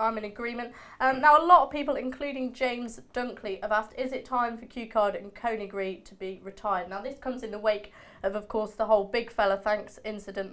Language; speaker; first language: English; native; English